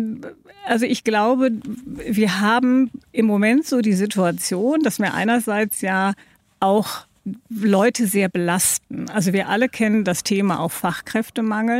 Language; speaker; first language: German; native; German